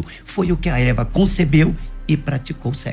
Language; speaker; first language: Portuguese; native; Portuguese